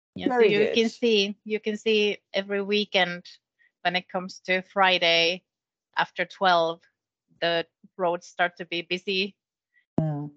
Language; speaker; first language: English; non-native, fluent; Finnish